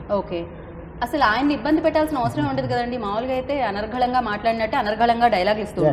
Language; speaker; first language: Telugu; native; Telugu